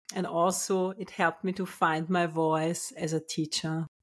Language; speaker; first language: English; non-native, fluent; German